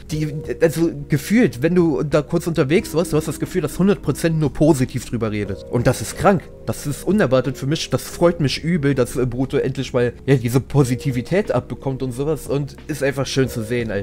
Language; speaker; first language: German; native; German